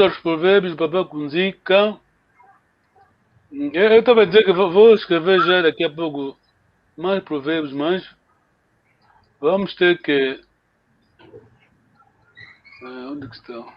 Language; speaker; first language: Portuguese; non-native, local second language; Kongo